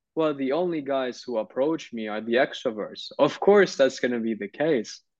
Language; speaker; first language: English; non-native, fluent; Turkish